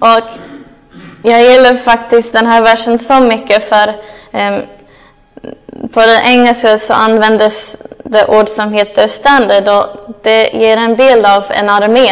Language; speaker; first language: Swedish; non-native, fluent; English